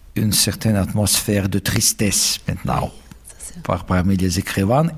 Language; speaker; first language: French; non-native, fluent; Russian